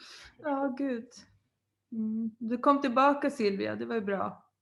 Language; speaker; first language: Swedish; native; Swedish